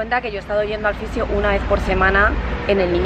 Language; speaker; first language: Spanish; native; Spanish